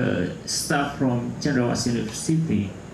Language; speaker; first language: English; non-native, local second language; Indonesian